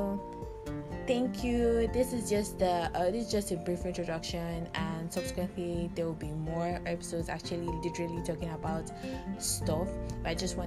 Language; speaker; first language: English; non-native, local second language; Hausa